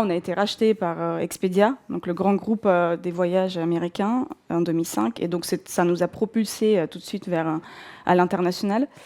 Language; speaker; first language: French; non-native, fluent; Russian